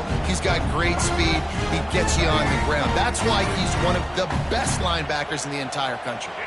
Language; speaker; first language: English; native; English